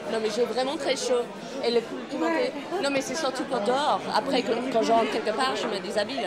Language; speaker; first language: French; non-native, fluent; Spanish